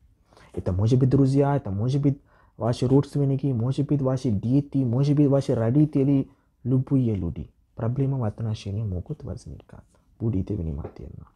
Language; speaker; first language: Russian; non-native, learner; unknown